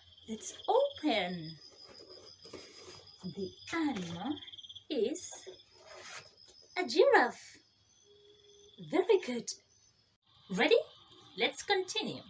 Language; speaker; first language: English; non-native, fluent; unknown